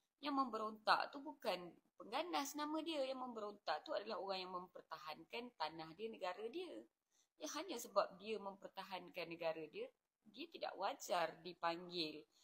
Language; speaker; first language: Malay; native; Malay